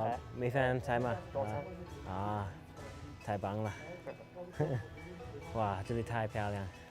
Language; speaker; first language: Chinese; non-native, learner; English